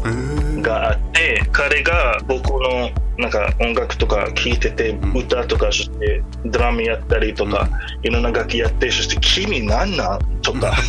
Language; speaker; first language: Japanese; non-native, fluent; English